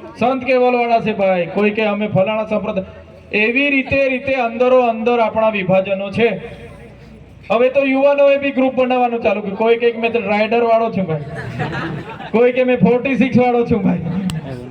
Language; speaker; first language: Gujarati; non-native, local second language; Vasavi